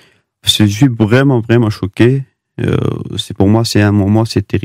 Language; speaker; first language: French; non-native, learner; Pashto